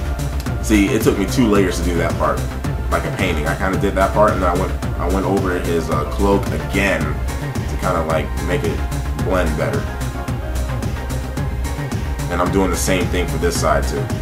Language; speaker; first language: English; native; English